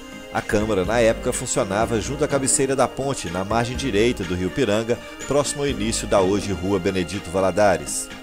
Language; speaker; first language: Portuguese; native; Portuguese